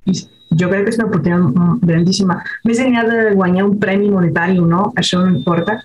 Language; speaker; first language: Catalan; non-native, fluent; Spanish